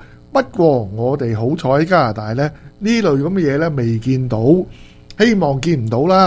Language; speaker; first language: Chinese; native; Chinese